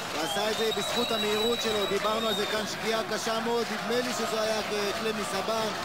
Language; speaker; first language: Hebrew; native; Hebrew